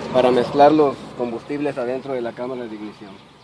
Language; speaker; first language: Spanish; native; Spanish